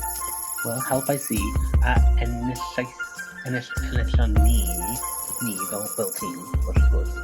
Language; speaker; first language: Welsh; non-native, learner; English